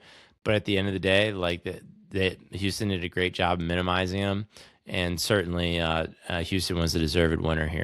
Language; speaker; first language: English; native; English